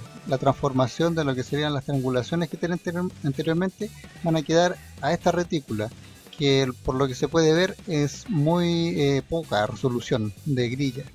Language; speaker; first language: Spanish; native; Spanish